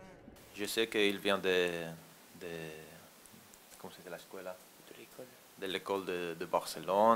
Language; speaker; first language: French; non-native, learner; Spanish